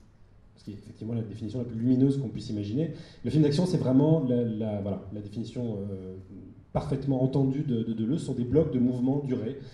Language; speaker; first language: French; native; French